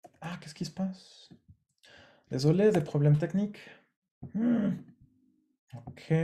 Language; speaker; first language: French; non-native, fluent; Spanish